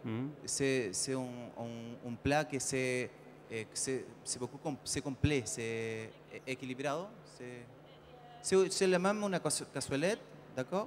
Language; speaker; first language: French; non-native, learner; Spanish